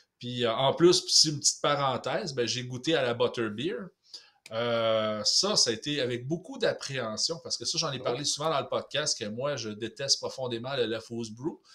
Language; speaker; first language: French; native; French